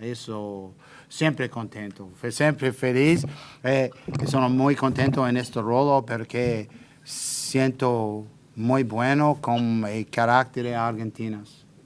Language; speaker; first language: Spanish; non-native, learner; English